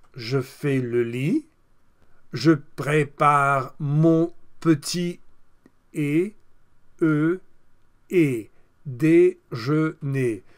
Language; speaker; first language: French; non-native, fluent; English